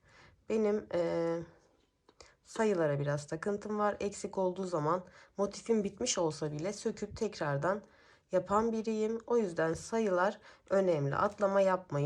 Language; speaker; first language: Turkish; native; Turkish